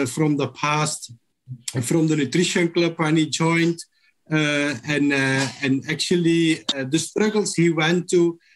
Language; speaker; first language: English; non-native, local second language; Dutch